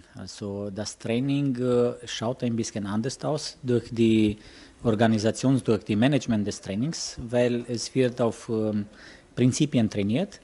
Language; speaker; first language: German; non-native, fluent; Romanian